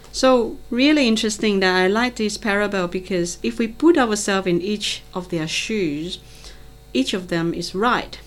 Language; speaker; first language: English; non-native, local second language; Cantonese